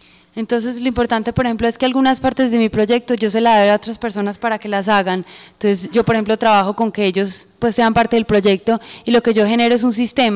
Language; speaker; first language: Spanish; native; Spanish